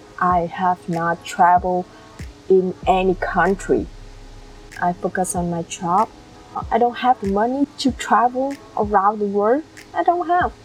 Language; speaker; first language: English; non-native, learner; Vietnamese